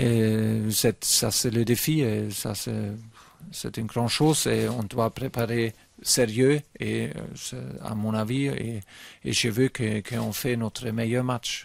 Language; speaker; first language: French; non-native, fluent; German